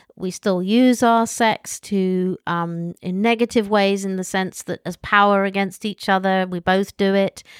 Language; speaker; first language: English; native; English